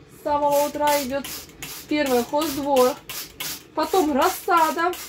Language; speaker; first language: Russian; native; Russian